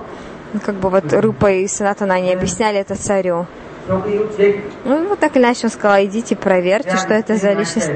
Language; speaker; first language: Russian; non-native, learner; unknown